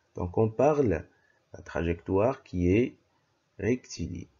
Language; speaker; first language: French; non-native, local second language; Arabic